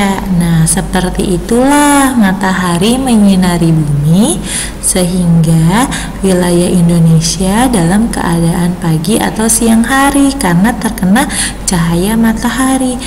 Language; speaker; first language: Indonesian; native; Indonesian